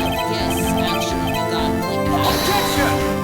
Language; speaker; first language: English; native; English